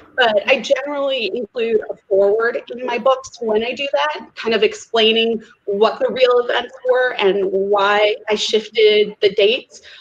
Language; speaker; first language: English; native; English